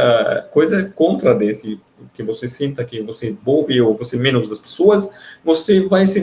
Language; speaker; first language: Portuguese; non-native, learner; Arabic